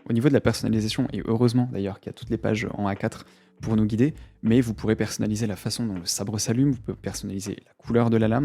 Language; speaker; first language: French; native; French